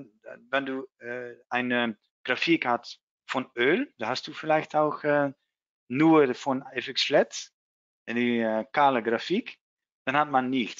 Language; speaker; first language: German; non-native, learner; Dutch